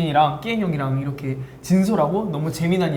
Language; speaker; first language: Korean; native; Korean